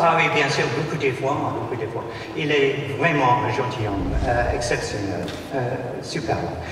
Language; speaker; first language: French; non-native, learner; English